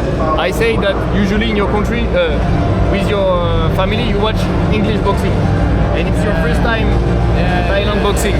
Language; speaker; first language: English; non-native, learner; French